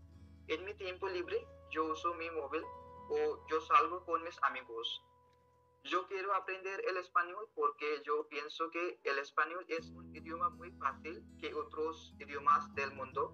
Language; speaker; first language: Spanish; non-native, learner; Hindi